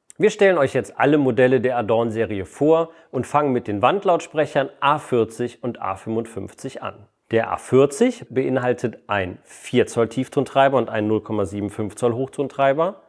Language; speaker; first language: German; native; German